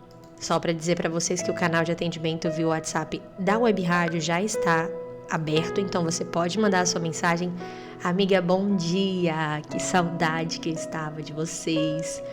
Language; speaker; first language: Portuguese; native; Portuguese